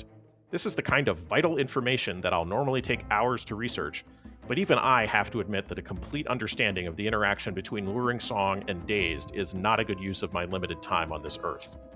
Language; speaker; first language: English; native; English